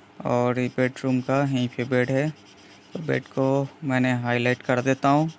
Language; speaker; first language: Hindi; non-native, local second language; Bangla